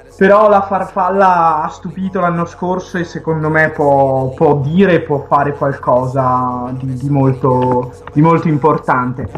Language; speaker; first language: Italian; native; Italian